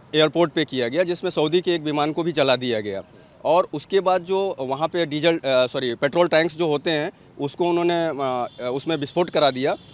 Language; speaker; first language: Hindi; native; Hindi